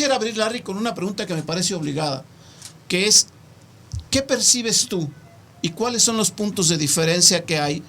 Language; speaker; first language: Spanish; native; Spanish